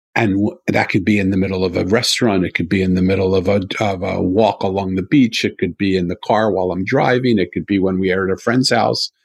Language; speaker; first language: English; native; English